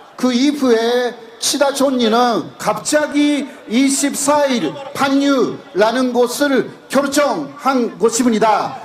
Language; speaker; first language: Korean; non-native, fluent; Japanese